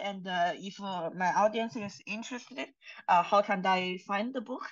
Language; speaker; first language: English; non-native, fluent; Chinese